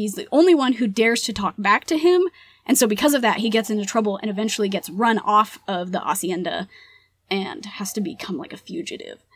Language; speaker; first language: English; early bilingual, other home language; Spanish